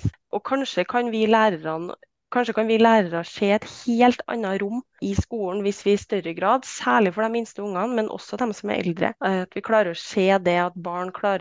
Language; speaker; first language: Norwegian; native; Norwegian